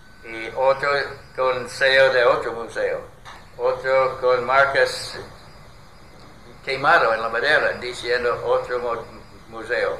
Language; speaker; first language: Spanish; non-native, learner; English